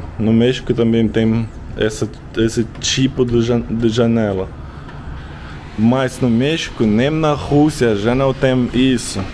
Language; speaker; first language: Portuguese; non-native, learner; Russian